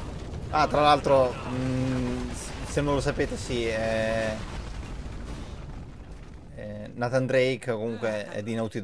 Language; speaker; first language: Italian; native; Italian